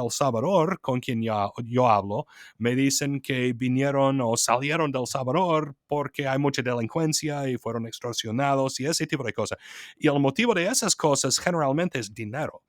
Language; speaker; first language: Spanish; non-native, fluent; English